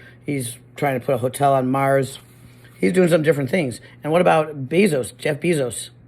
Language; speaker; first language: English; native; English